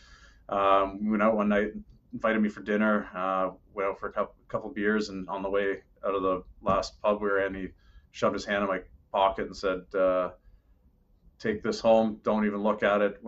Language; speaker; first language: English; native; English